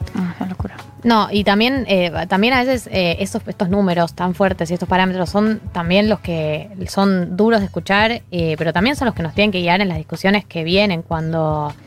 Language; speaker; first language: Spanish; native; Spanish